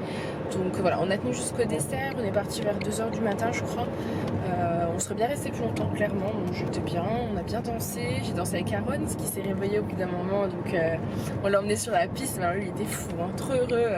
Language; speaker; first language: French; native; French